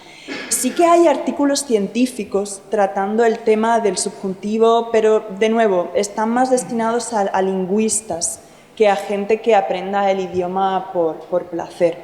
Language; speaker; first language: Spanish; native; Spanish